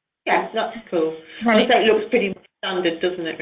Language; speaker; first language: English; native; English